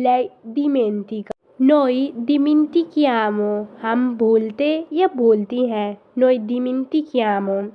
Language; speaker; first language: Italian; non-native, fluent; Urdu